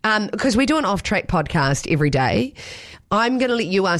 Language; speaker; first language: English; native; English